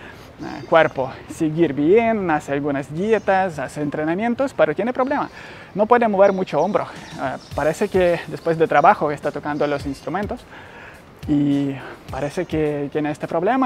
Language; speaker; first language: Spanish; non-native, learner; Ukrainian